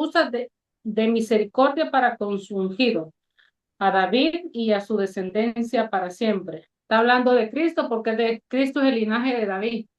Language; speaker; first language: Spanish; native; Spanish